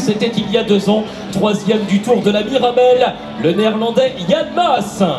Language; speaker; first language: French; native; French